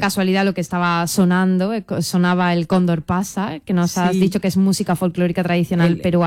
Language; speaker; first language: Spanish; native; Spanish